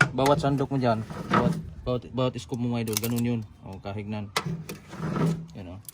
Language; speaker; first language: Filipino; non-native, local second language; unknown